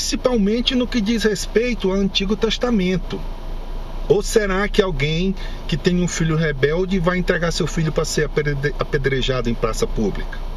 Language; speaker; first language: Portuguese; native; Portuguese